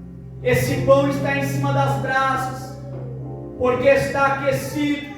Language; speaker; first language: Portuguese; native; Portuguese